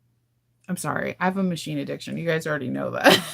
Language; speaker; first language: English; native; English